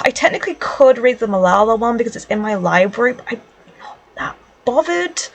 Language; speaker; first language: English; native; English